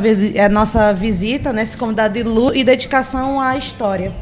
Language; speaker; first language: Portuguese; native; Portuguese